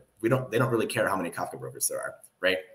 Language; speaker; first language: English; native; English